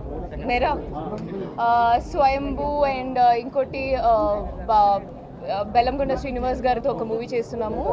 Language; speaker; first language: Telugu; non-native, fluent; Malayalam